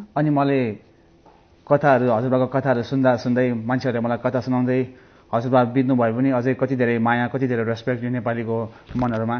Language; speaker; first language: Nepali; early bilingual, heritage; Nepali